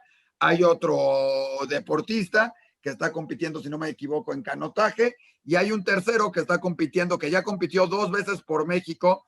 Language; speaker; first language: Spanish; native; Spanish